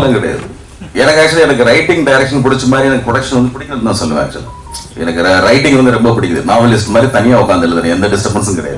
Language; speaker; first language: Tamil; native; Tamil